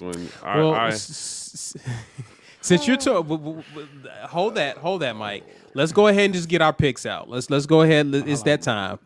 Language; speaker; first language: English; native; English